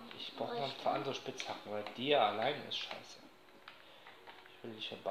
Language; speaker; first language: German; native; German